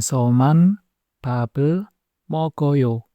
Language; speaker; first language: Korean; non-native, fluent; Indonesian